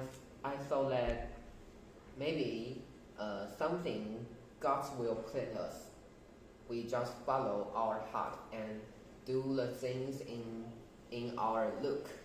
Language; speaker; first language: English; non-native, learner; Chinese